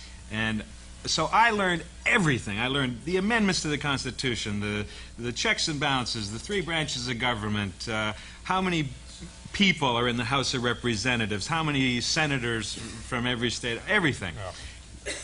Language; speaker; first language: English; native; English